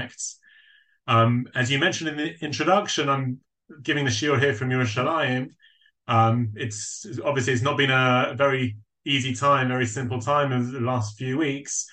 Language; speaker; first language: English; native; English